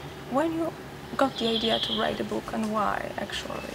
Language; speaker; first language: English; non-native, fluent; Polish